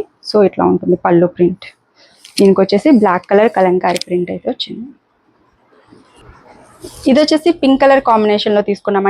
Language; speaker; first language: Telugu; native; Telugu